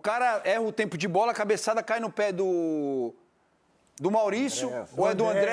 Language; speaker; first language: Portuguese; native; Portuguese